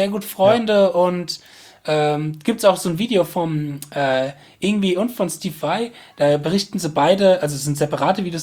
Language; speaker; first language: German; native; German